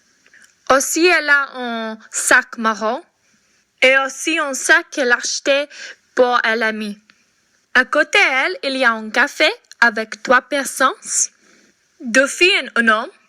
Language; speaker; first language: French; non-native, learner; English